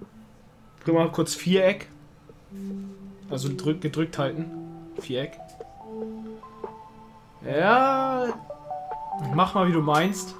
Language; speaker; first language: German; early bilingual, other home language; Turkish